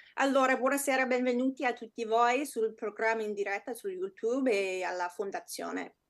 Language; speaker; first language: Italian; non-native, fluent; English